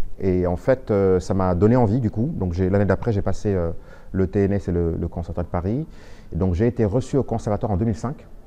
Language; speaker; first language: French; non-native, local second language; Wolof